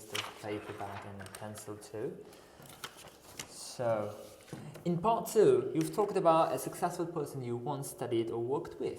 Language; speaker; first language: English; non-native, fluent; Uzbek